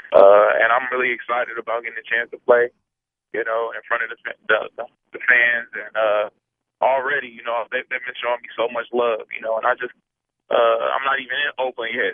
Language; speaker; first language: English; native; English